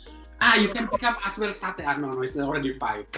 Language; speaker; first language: English; non-native, fluent; Indonesian